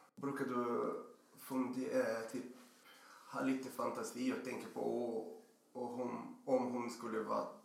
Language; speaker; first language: Swedish; non-native, fluent; Portuguese